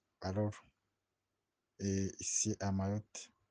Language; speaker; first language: French; non-native, local second language; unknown